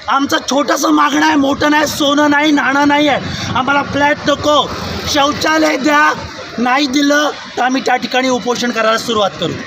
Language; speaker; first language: Marathi; native; Marathi